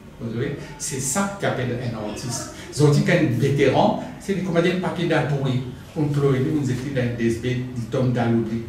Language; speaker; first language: French; non-native, local second language; Morisyen